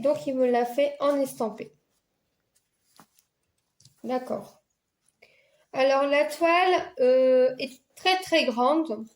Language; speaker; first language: French; native; French